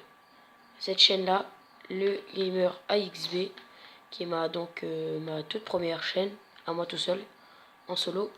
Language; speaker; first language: French; native; French